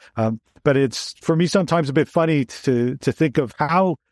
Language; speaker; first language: English; native; English